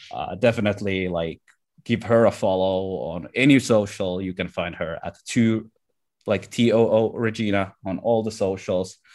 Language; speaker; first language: English; non-native, fluent; Finnish